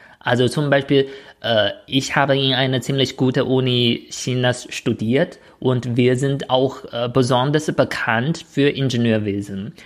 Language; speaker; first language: German; non-native, fluent; Chinese